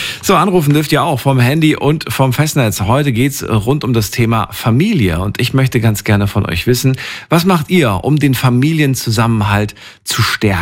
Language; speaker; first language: German; native; German